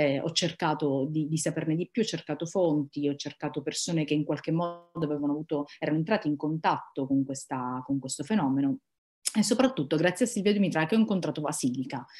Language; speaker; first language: Italian; native; Italian